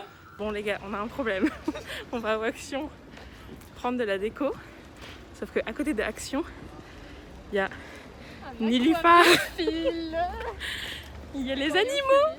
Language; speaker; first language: French; native; French